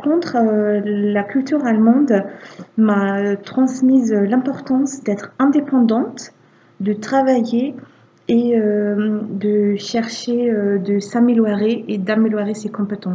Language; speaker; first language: French; non-native, fluent; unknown